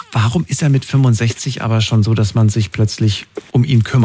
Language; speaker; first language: German; native; German